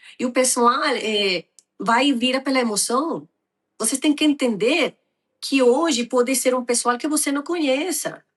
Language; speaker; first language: Portuguese; non-native, fluent; Spanish